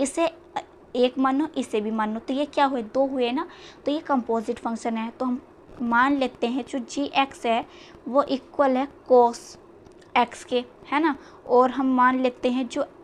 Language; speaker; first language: Hindi; native; Hindi